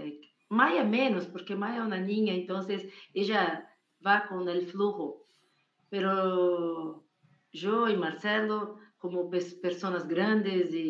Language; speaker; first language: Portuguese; non-native, fluent; Spanish